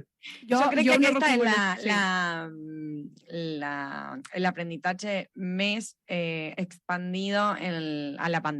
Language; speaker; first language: Catalan; non-native, local second language; Spanish